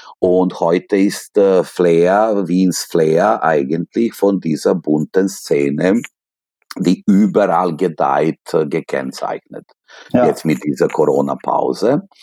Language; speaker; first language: German; non-native, fluent; Serbian